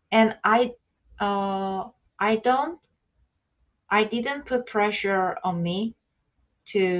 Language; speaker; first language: English; non-native, learner; Korean